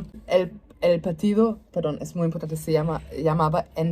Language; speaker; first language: Spanish; non-native, learner; German